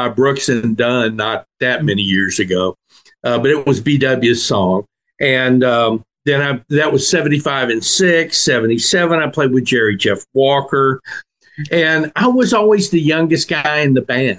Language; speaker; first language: English; native; English